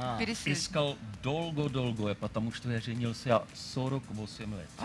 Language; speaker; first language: Russian; non-native, learner; Czech